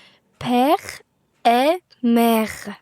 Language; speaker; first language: French; non-native, learner; Uzbek